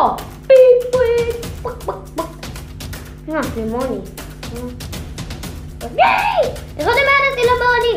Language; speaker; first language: Greek; non-native, learner; Arabic